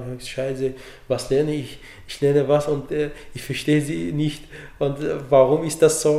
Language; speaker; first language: German; non-native, fluent; Arabic